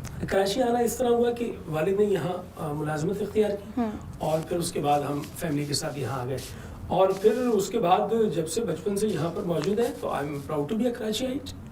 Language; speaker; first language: Urdu; non-native, local second language; Punjabi